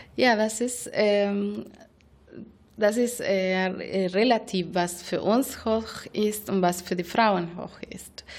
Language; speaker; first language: German; non-native, fluent; Spanish